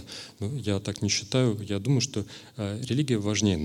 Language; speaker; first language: Russian; native; Russian